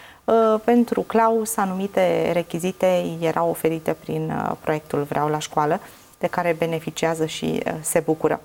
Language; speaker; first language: Romanian; native; Romanian